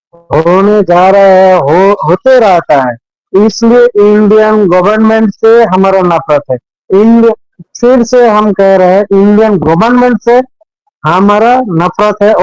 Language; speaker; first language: Hindi; non-native, fluent; Bangla